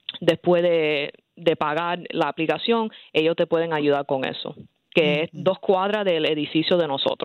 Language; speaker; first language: Spanish; early bilingual, heritage; English